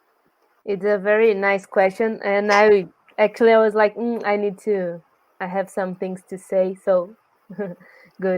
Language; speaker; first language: English; non-native, learner; Portuguese